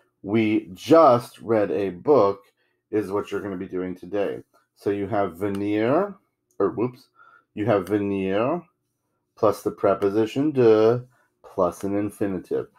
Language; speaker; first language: English; native; English